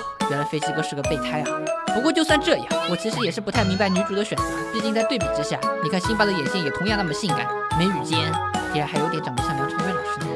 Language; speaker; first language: Chinese; native; Chinese